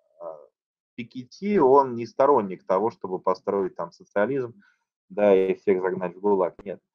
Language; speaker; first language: Russian; native; Russian